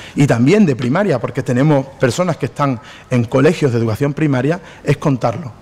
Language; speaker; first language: Spanish; native; Spanish